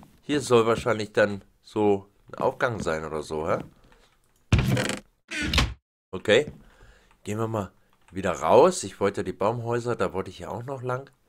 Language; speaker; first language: German; native; German